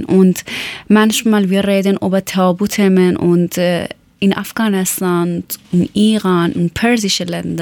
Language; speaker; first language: German; non-native, learner; Persian